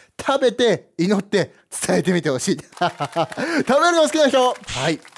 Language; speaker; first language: Japanese; early bilingual, heritage; Japanese